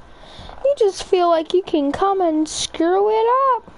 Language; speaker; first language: English; native; English